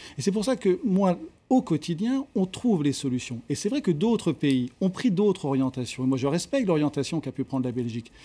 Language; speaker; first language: French; native; French